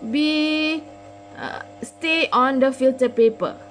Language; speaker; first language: English; non-native, local second language; Malay